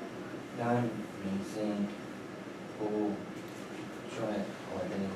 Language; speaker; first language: Chinese; non-native, learner; English